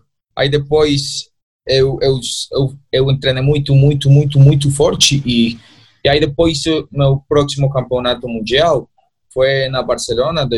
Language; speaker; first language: Portuguese; non-native, learner; Spanish